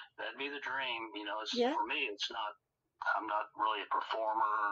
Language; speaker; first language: English; native; English